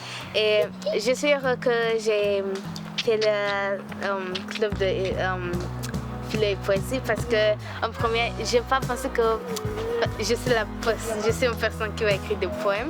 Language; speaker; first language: French; non-native, learner; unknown